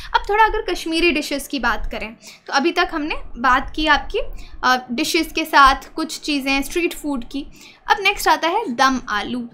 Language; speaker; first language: Hindi; native; Hindi